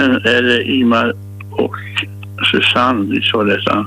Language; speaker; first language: Swedish; native; Swedish